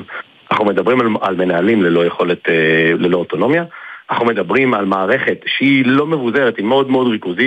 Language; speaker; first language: Hebrew; native; Hebrew